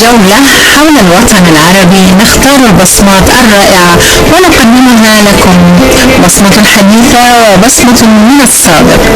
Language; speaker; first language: Arabic; native; Arabic